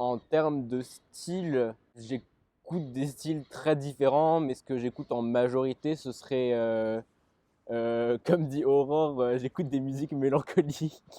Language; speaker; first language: French; native; French